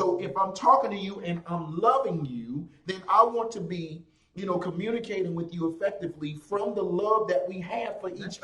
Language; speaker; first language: English; native; English